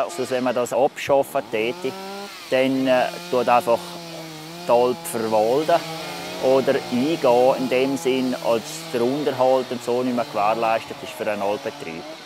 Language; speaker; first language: German; native; German